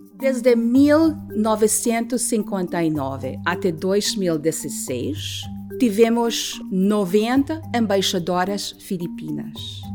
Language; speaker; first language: Portuguese; non-native, learner; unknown